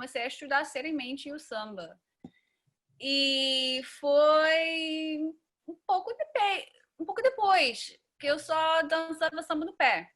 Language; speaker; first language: Portuguese; non-native, fluent; English